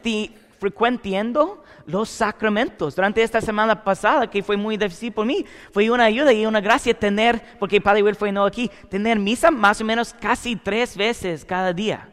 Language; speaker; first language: Spanish; non-native, learner; English